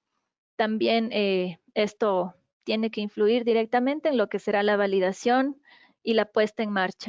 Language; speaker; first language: Spanish; native; Spanish